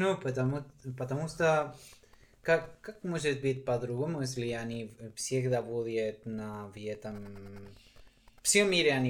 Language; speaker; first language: Russian; non-native, learner; Spanish